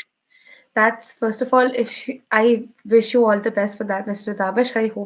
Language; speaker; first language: English; non-native, local second language; Bangla